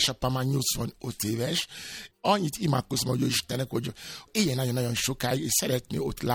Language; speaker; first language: Hungarian; non-native, fluent; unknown